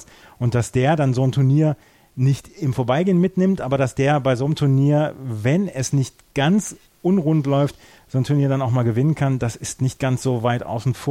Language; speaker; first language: German; native; German